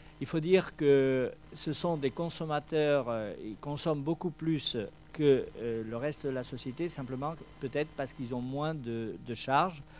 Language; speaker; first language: French; non-native, fluent; Spanish